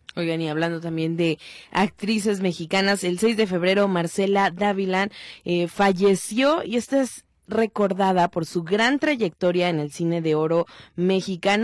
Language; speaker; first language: Spanish; native; Spanish